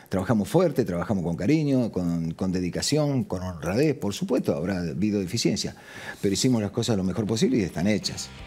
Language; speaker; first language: Spanish; native; Spanish